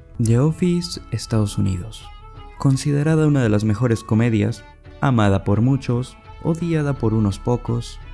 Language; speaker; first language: Spanish; native; Spanish